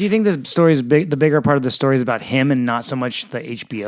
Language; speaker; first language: English; native; English